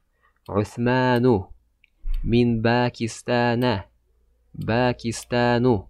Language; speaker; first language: Arabic; non-native, fluent; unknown